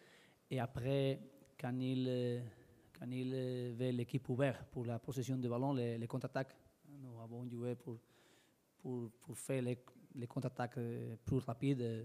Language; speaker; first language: French; non-native, fluent; Spanish